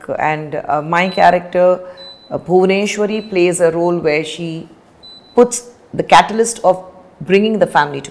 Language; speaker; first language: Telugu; non-native, fluent; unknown